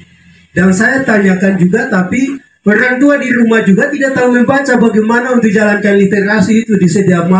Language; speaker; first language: Indonesian; non-native, local second language; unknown